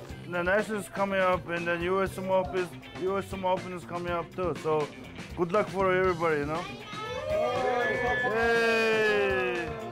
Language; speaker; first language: English; non-native, learner; Mongolian